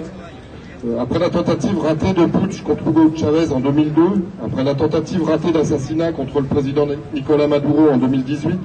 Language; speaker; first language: French; native; French